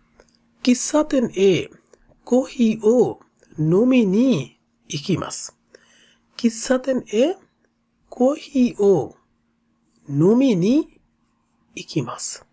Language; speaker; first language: Japanese; non-native, fluent; Bangla